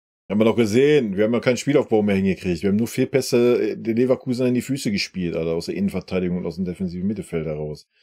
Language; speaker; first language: German; native; German